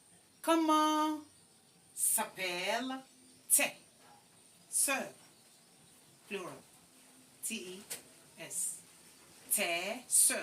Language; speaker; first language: French; non-native, learner; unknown